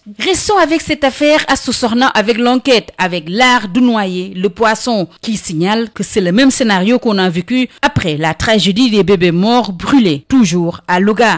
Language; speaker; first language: French; non-native, local second language; Wolof